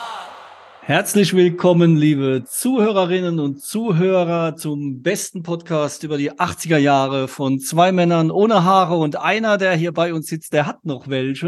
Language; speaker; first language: German; native; German